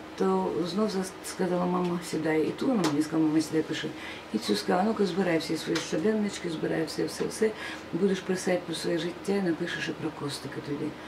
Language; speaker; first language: Ukrainian; non-native, local second language; Russian